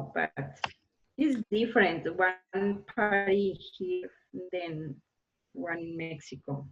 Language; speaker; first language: English; non-native, learner; Spanish